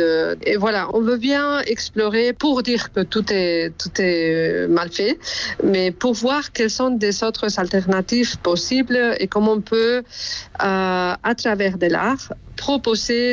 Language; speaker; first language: French; non-native, fluent; Spanish